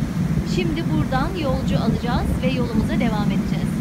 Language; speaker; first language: Turkish; native; Turkish